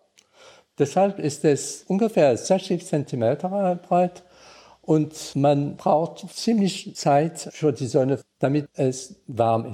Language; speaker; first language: German; non-native, learner; French